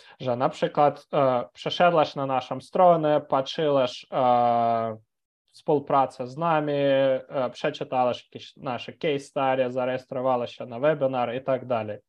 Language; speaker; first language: Polish; non-native, fluent; Ukrainian